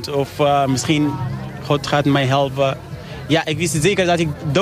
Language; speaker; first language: Dutch; non-native, learner; Arabic